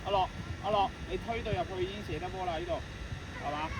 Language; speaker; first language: Cantonese; native; Cantonese